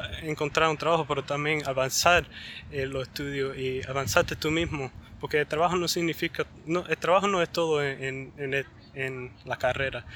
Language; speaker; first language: Spanish; early bilingual, heritage; Spanish